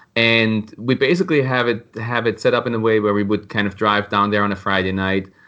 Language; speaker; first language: English; non-native, fluent; German